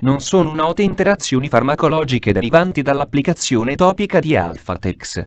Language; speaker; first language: Italian; native; Italian